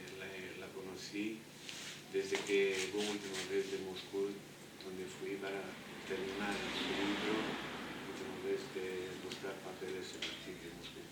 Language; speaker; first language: Spanish; non-native, fluent; Italian